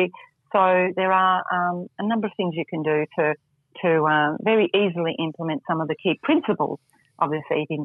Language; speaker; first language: English; native; English